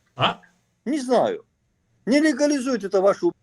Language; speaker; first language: Russian; native; Russian